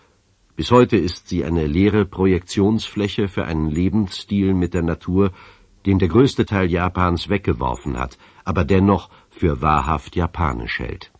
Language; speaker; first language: German; native; German